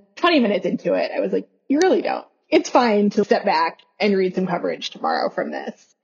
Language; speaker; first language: English; native; English